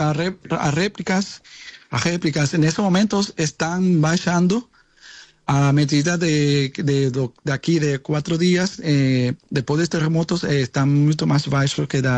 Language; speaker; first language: Portuguese; non-native, learner; Spanish